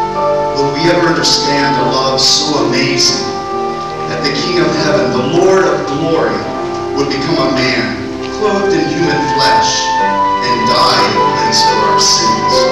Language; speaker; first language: English; native; English